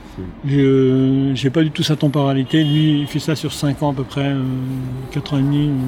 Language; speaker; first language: French; native; French